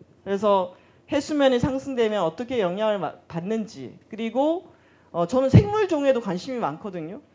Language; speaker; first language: Korean; native; Korean